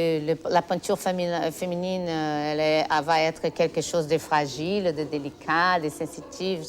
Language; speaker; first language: French; non-native, fluent; Portuguese